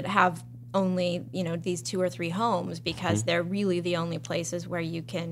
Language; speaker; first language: English; native; English